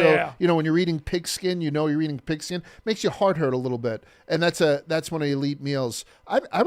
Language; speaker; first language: English; native; English